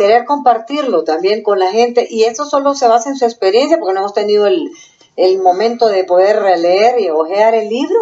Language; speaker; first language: Spanish; native; Spanish